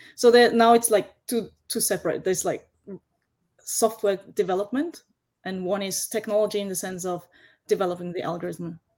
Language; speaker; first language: English; non-native, fluent; German